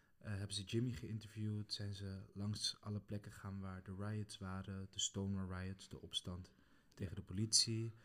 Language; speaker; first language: Dutch; early bilingual, other home language; Kabuverdianu